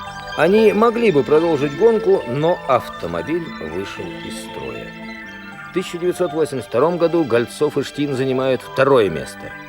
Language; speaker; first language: Russian; native; Russian